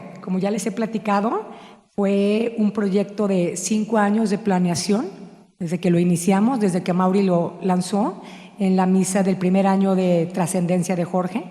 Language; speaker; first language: Spanish; native; Spanish